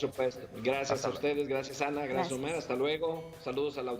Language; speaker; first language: Spanish; native; Spanish